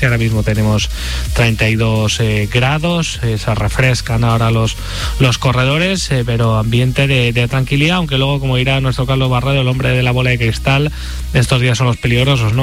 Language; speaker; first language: Spanish; native; Spanish